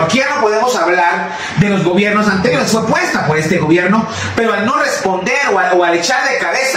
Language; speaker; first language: Spanish; native; Spanish